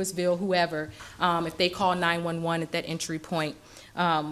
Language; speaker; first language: English; native; English